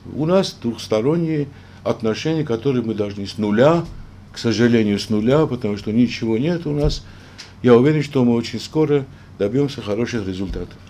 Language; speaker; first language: Russian; non-native, local second language; Armenian